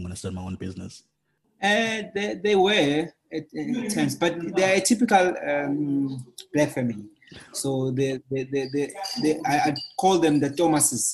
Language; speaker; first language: English; non-native, local second language; Zulu